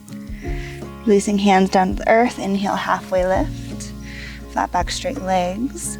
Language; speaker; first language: English; native; English